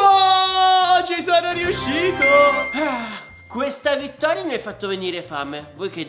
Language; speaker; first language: Italian; native; Italian